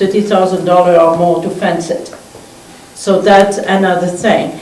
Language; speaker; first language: English; non-native, fluent; French